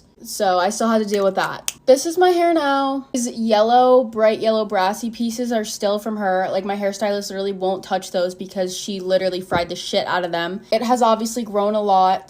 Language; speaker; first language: English; native; English